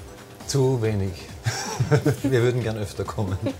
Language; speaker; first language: German; native; German